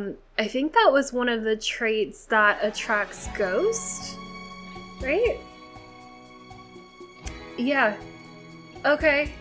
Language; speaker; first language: English; native; English